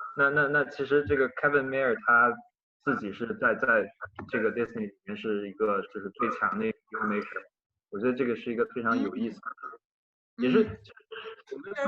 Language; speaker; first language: Chinese; native; Chinese